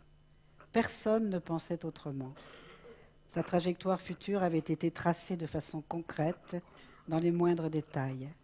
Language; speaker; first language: French; native; French